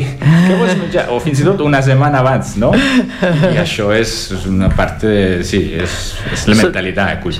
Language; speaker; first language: Catalan; non-native, fluent; Italian